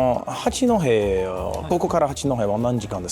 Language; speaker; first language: Japanese; non-native, learner; English